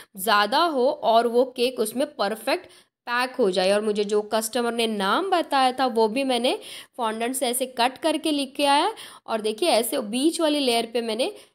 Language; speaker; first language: Hindi; non-native, local second language; Marathi